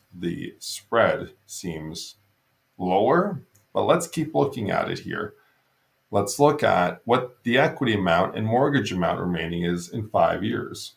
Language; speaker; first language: English; native; English